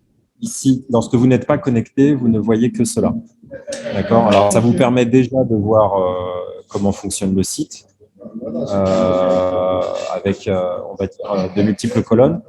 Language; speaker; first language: French; native; French